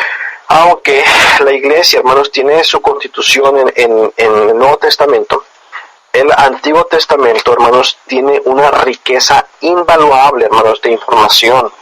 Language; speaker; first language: Spanish; native; Spanish